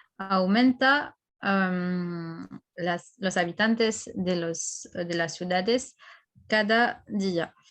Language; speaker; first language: Spanish; non-native, fluent; French